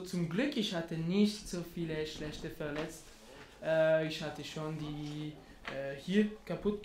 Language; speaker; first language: German; non-native, learner; French